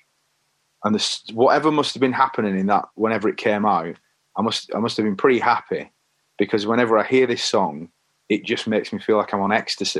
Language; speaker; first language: English; native; English